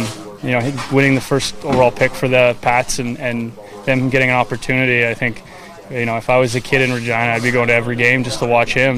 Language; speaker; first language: English; native; English